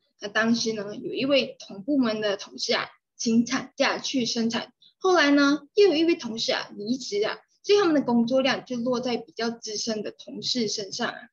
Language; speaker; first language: Chinese; native; Chinese